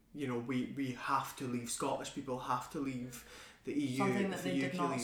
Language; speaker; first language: English; native; English